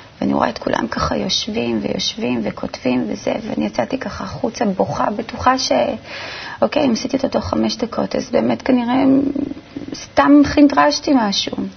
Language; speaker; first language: Hebrew; native; Hebrew